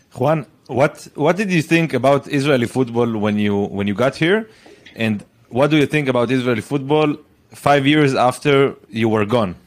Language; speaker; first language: English; non-native, fluent; Hebrew